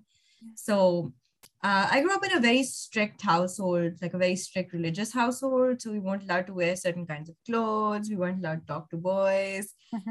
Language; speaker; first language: English; non-native, local second language; Urdu